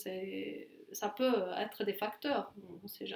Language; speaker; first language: French; non-native, fluent; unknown